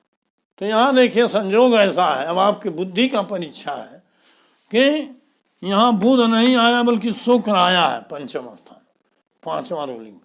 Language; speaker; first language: Hindi; native; Hindi